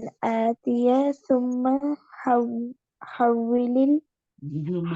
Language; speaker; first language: Arabic; non-native, learner; Urdu